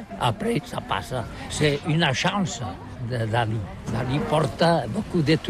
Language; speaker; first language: French; non-native, learner; Catalan